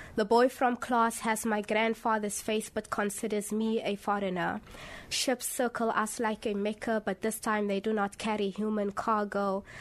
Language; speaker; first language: English; early bilingual, other home language; Somali